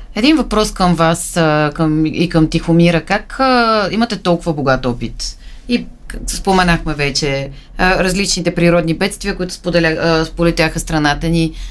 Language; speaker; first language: Bulgarian; native; Bulgarian